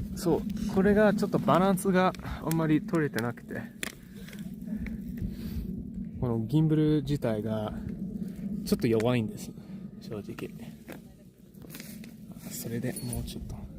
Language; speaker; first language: Japanese; non-native, fluent; English